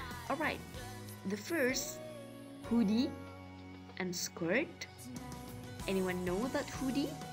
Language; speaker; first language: English; non-native, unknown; Indonesian